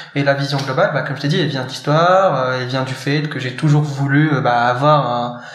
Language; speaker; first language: French; non-native, local second language; Arabic